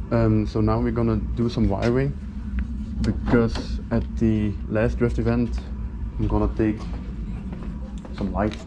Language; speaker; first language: English; non-native, fluent; Dutch